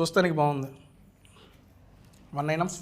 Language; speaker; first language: Telugu; native; Telugu